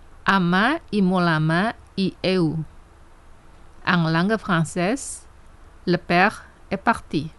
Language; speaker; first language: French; non-native, fluent; Indonesian